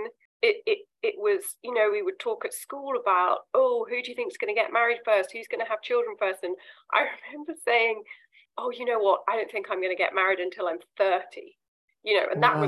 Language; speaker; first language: English; native; English